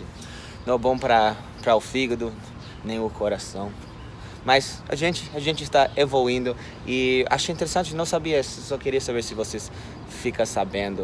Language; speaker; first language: Portuguese; non-native, fluent; English